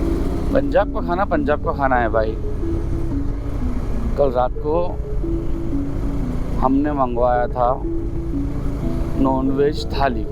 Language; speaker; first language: Hindi; native; Hindi